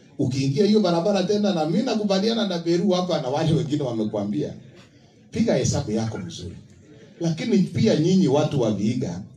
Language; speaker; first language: Swahili; non-native, local second language; Kalenjin